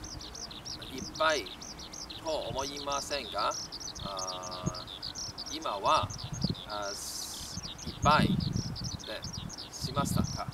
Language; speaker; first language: Japanese; non-native, learner; Chinese